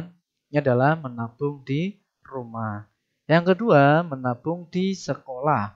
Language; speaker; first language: Indonesian; native; Indonesian